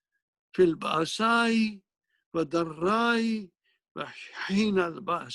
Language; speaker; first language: Arabic; non-native, fluent; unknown